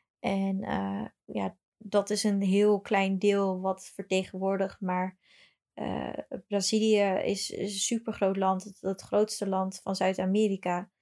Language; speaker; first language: Dutch; early bilingual, other home language; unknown